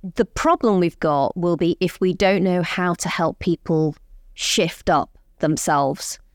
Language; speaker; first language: English; native; English